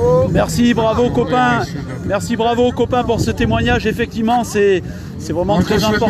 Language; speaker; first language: French; native; French